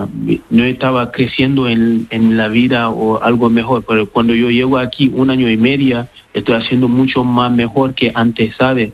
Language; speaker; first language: Spanish; non-native, learner; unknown